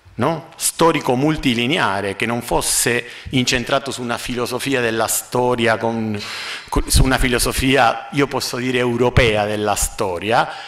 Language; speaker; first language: Italian; non-native, fluent; Spanish